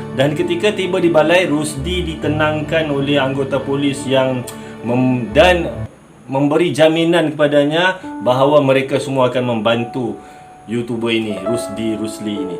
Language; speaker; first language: Malay; native; Malay